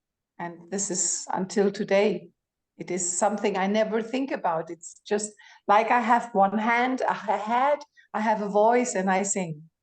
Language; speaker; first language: English; non-native, fluent; Greek